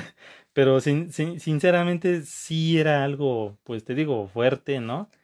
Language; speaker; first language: Spanish; native; Spanish